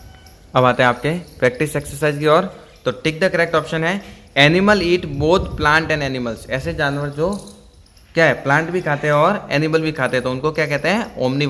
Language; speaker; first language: Hindi; native; Hindi